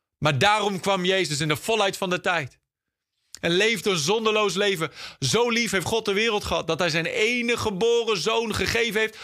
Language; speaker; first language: Dutch; non-native, fluent; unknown